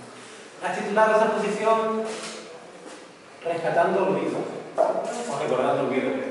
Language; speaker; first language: Spanish; native; Spanish